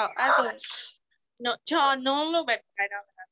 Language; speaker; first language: Korean; non-native, learner; Burmese